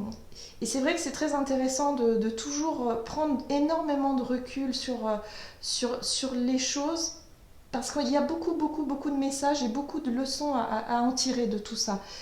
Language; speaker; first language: French; native; French